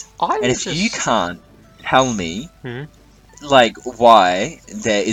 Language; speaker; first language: English; native; English